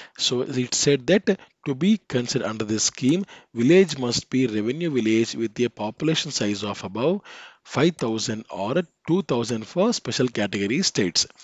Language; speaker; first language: English; non-native, local second language; Telugu